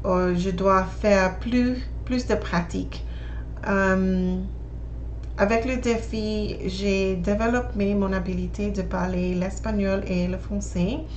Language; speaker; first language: French; non-native, learner; English